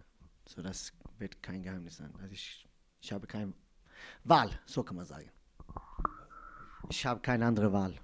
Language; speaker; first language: German; non-native, fluent; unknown